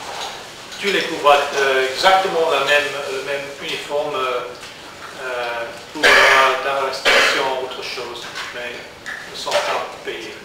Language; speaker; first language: French; non-native, learner; English